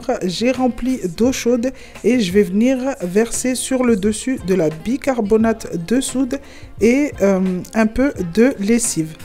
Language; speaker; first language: French; non-native, local second language; Comorian